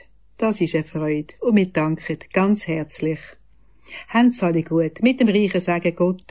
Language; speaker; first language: German; native; German